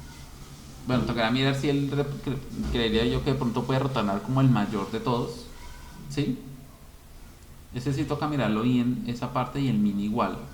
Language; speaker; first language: Spanish; native; Spanish